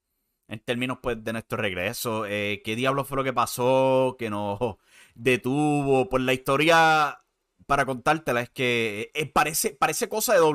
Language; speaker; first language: Spanish; native; Spanish